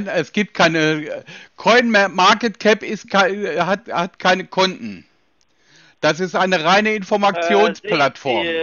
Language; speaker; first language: German; native; German